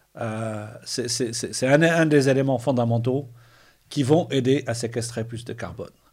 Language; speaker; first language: French; non-native, local second language; Arabic